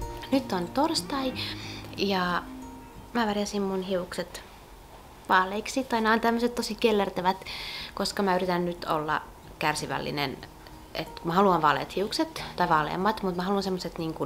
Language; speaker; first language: Finnish; native; Finnish